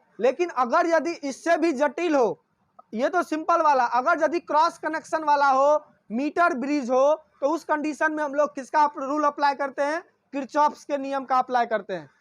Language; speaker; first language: Hindi; native; Hindi